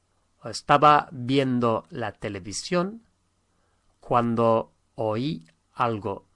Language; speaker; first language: Spanish; non-native, fluent; English